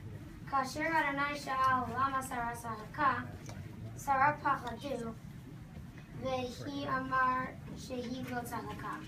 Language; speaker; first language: Hebrew; non-native, learner; English